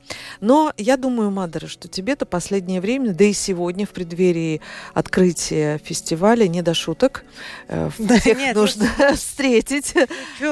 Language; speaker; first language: Russian; native; Russian